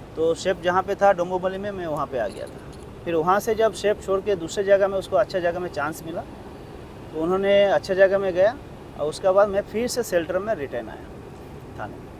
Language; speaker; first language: Hindi; non-native, local second language; Bangla